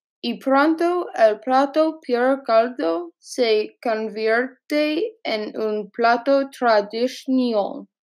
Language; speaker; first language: Spanish; non-native, learner; English